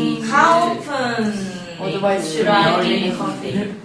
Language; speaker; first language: English; non-native, learner; Korean